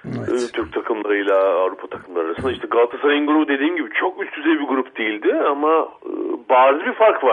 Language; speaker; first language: Turkish; native; Turkish